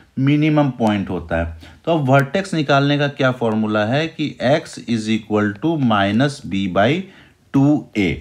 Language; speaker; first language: Hindi; native; Hindi